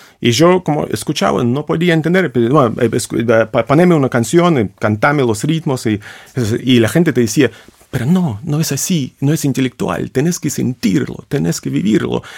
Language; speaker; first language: Spanish; non-native, fluent; Russian